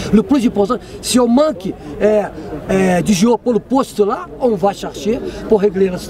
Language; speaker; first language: French; non-native, learner; Portuguese